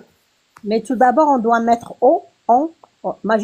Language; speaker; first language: French; non-native, learner; Arabic